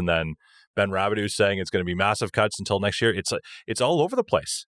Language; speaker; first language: English; native; English